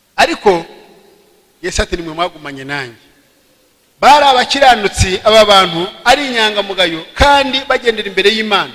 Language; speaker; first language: Kinyarwanda; early bilingual, heritage; Kinyarwanda